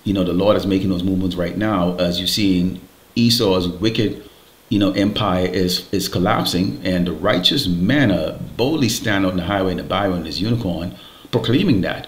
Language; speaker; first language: English; native; English